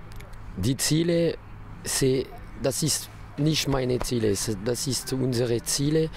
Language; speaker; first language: German; non-native, learner; French